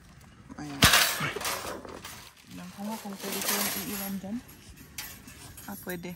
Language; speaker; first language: Filipino; native; Filipino